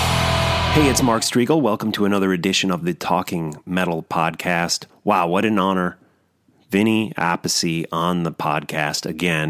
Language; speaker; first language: English; native; English